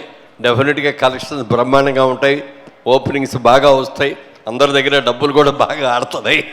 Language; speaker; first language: Telugu; native; Telugu